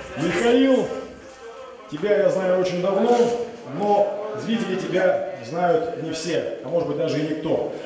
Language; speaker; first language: Russian; native; Russian